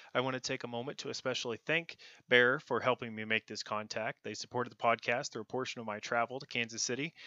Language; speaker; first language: English; native; English